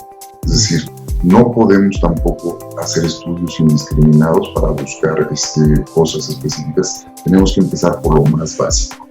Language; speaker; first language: Spanish; native; Spanish